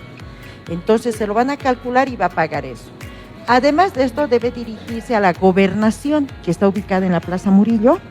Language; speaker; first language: Spanish; native; Spanish